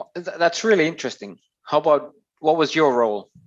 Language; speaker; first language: English; non-native, fluent; Finnish